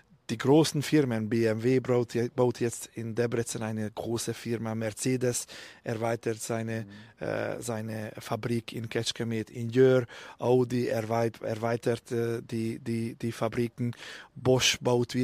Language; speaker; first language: German; non-native, fluent; Hungarian